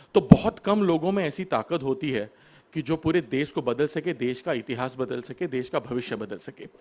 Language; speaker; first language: Hindi; non-native, local second language; Marathi